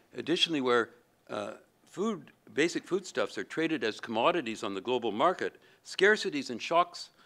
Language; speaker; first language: English; native; English